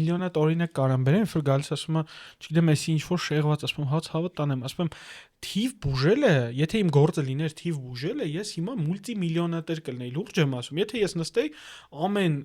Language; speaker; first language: Armenian; native; Armenian